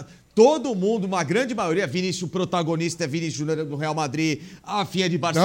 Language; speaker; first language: Portuguese; native; Portuguese